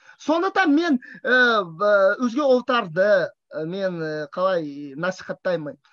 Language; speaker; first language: Kazakh; non-native, fluent; Russian